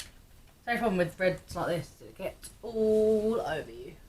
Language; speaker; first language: English; native; English